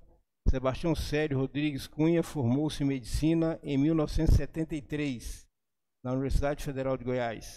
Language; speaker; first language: Portuguese; native; Portuguese